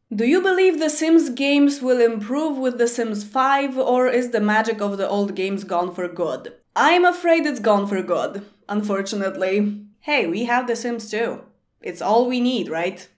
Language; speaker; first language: English; non-native, fluent; Polish